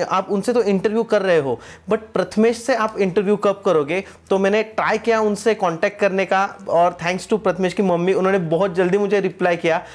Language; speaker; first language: Hindi; non-native, local second language; Marathi